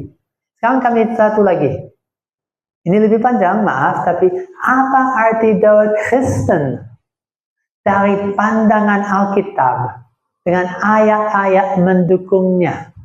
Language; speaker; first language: Indonesian; non-native, fluent; English